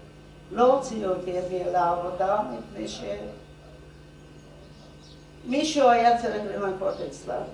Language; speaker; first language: Hebrew; non-native, fluent; Hungarian